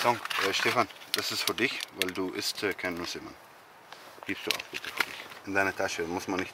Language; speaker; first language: German; non-native, learner; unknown